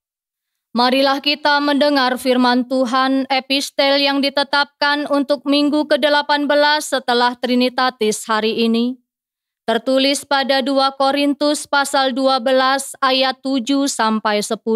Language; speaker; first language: Indonesian; native; Indonesian